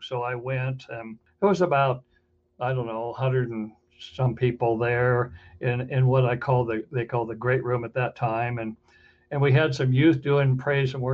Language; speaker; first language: English; native; English